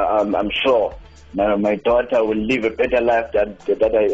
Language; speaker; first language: English; non-native, local second language; Xhosa